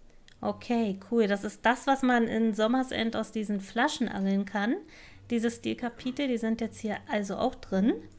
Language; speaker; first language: German; native; German